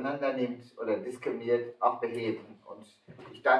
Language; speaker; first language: German; early bilingual, other home language; Turkish